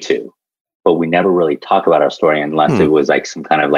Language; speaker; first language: English; native; English